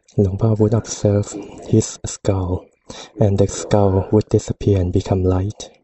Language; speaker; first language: English; non-native, fluent; Thai